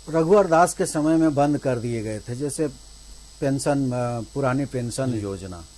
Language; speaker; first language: Hindi; native; Hindi